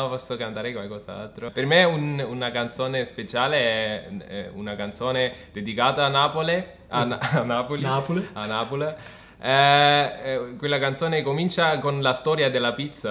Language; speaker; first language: Italian; non-native, fluent; German